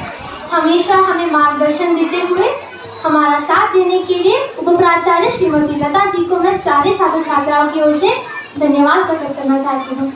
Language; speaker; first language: Hindi; non-native, local second language; Malayalam